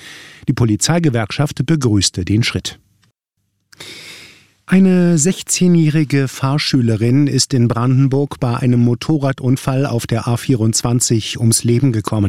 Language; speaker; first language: German; native; German